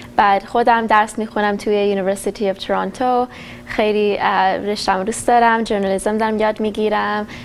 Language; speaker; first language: Persian; early bilingual, heritage; Persian